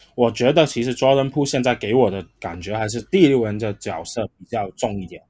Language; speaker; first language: Chinese; non-native, local second language; Cantonese